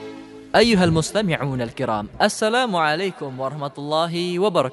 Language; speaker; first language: Arabic; non-native, fluent; Indonesian